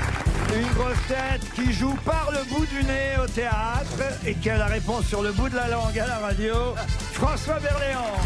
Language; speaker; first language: French; native; French